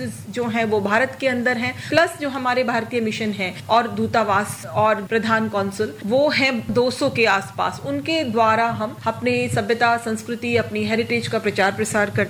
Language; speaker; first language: Hindi; native; Hindi